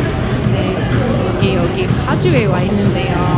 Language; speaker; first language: Korean; non-native, fluent; English